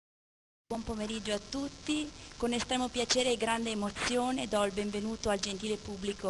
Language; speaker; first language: Italian; native; Italian